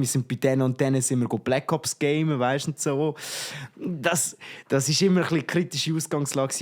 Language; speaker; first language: German; native; German